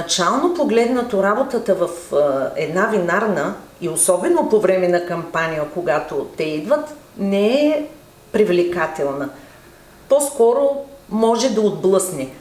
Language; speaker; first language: Bulgarian; native; Bulgarian